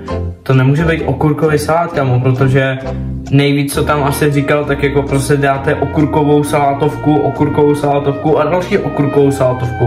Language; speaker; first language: Czech; native; Czech